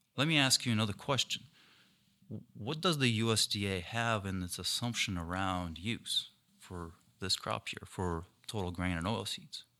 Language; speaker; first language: English; non-native, fluent; Ukrainian